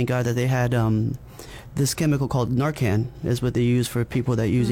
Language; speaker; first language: English; native; English